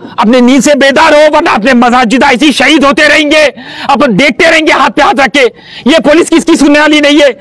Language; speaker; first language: Hindi; non-native, local second language; Urdu